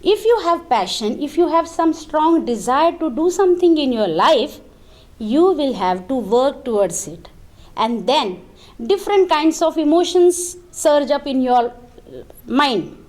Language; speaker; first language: English; non-native, local second language; Marathi